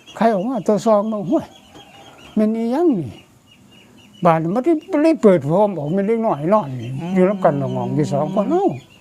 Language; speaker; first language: Thai; native; Thai